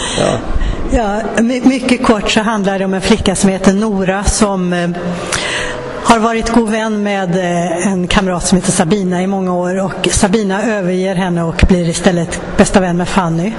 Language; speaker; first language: Swedish; native; Swedish